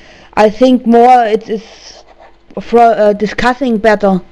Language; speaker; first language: English; non-native, learner; German